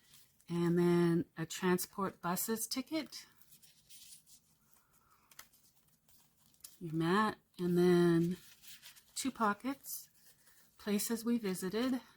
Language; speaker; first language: English; native; English